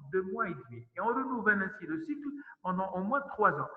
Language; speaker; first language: French; non-native, local second language; Arabic